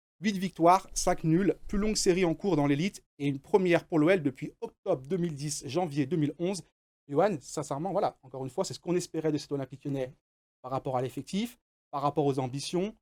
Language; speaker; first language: French; native; French